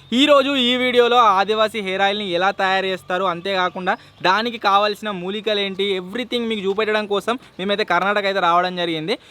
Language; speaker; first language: Telugu; native; Telugu